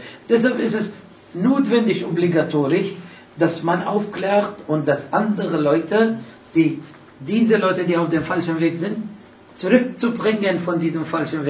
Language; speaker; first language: German; non-native, fluent; Arabic